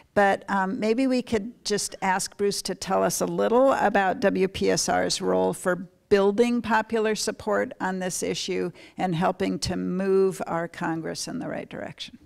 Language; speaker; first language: English; native; English